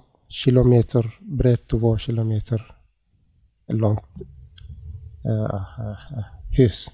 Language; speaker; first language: Swedish; non-native, learner; Tigrinya